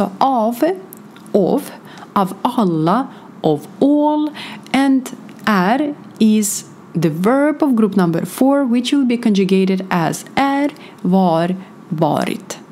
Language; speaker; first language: Swedish; non-native, fluent; Ukrainian